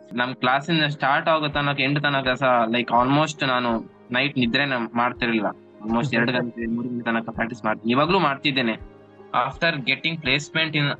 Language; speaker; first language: Kannada; native; Kannada